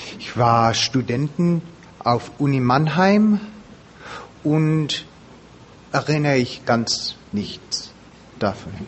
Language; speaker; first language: German; non-native, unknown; English